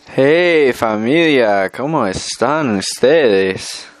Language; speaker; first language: Spanish; non-native, learner; English